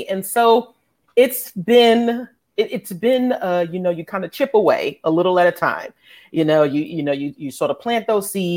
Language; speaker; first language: English; native; English